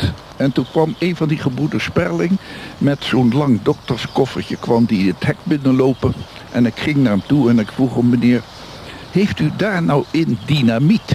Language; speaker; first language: Dutch; native; Dutch